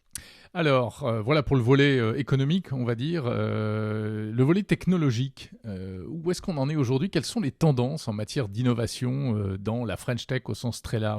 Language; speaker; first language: French; native; French